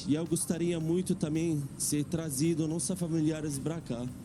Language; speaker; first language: Portuguese; non-native, fluent; Arabic